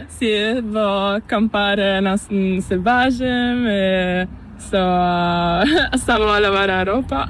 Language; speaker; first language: Spanish; non-native, learner; Portuguese